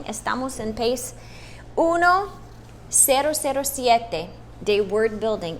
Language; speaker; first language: Spanish; non-native, fluent; English